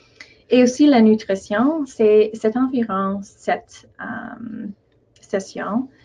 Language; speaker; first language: French; non-native, local second language; English